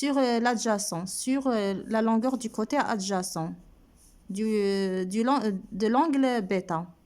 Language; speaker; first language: French; non-native, local second language; Arabic